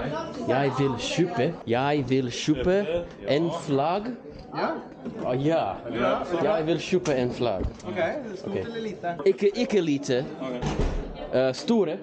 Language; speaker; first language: Norwegian; non-native, learner; English